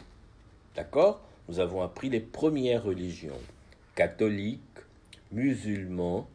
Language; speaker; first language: French; non-native, fluent; Portuguese